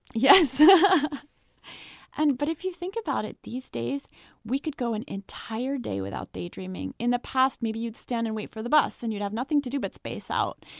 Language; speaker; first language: English; non-native, fluent; French